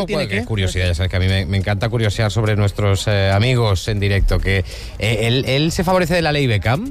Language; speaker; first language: Spanish; native; Spanish